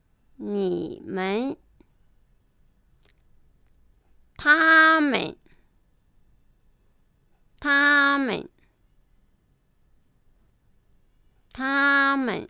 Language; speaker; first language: Chinese; non-native, fluent; Japanese